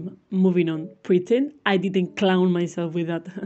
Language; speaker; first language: English; non-native, fluent; Spanish